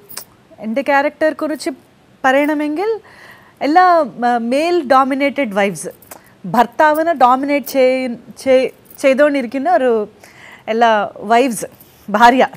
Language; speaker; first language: Malayalam; non-native, fluent; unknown